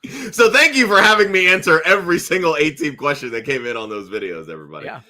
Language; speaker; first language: English; native; English